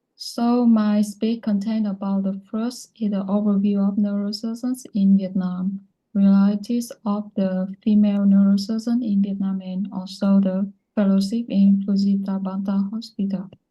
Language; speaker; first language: English; non-native, learner; Vietnamese